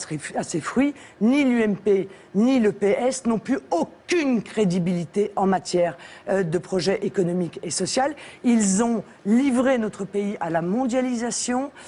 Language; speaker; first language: French; native; French